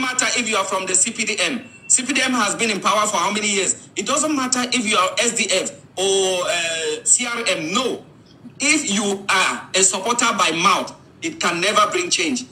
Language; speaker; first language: English; native; English